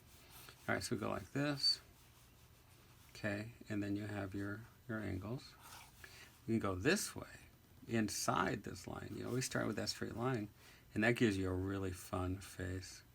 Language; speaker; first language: English; native; English